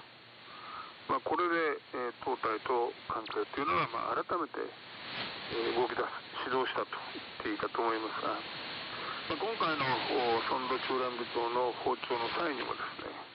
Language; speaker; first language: Japanese; native; Japanese